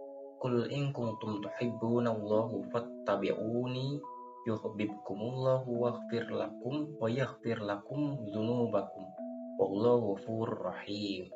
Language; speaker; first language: Indonesian; native; Indonesian